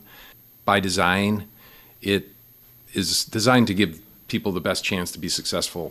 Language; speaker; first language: English; native; English